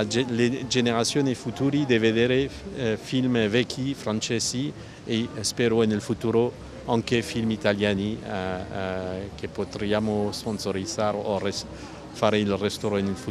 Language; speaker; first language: Italian; non-native, fluent; French